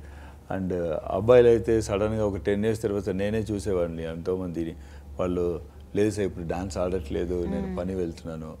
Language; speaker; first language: Telugu; non-native, fluent; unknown